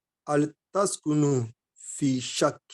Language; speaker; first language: Arabic; non-native, learner; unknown